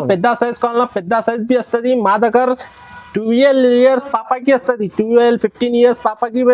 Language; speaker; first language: Telugu; non-native, local second language; Urdu